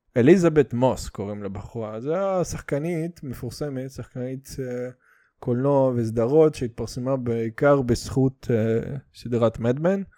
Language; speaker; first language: Hebrew; early bilingual, other home language; Russian